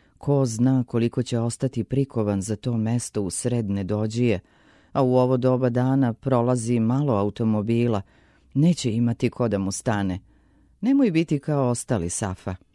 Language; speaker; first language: Serbian; native; Serbian